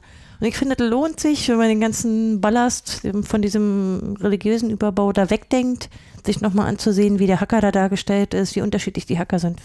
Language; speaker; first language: German; native; German